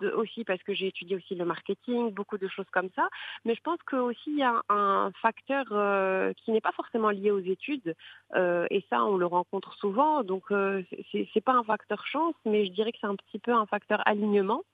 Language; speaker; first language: French; non-native, local second language; Arabic